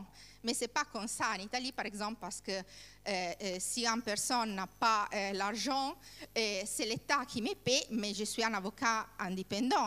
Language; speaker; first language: French; non-native, learner; Italian